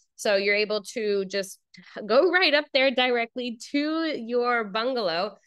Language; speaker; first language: English; native; English